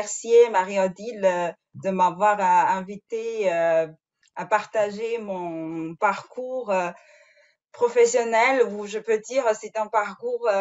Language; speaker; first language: French; non-native, fluent; Chinese